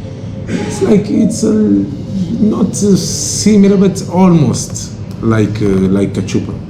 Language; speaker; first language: English; non-native, local second language; Kabuverdianu